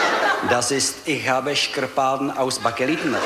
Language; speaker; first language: German; non-native, learner; Czech